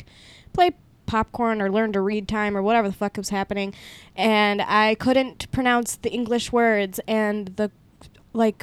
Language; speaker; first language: English; early bilingual, other home language; Spanish